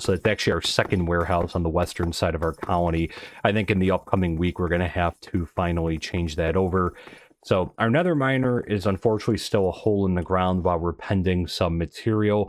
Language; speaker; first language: English; native; English